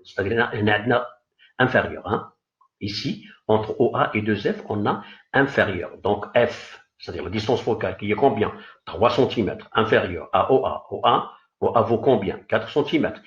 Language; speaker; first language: French; non-native, local second language; Arabic